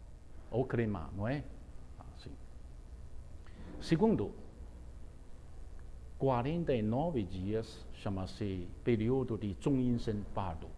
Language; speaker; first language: Portuguese; non-native, fluent; Chinese